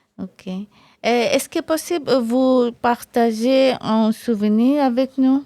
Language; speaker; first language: French; non-native, learner; Bangla